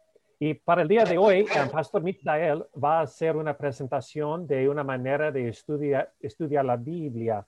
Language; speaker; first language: Spanish; non-native, fluent; English